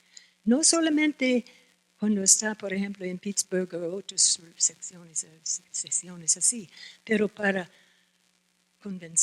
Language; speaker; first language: Spanish; non-native, fluent; English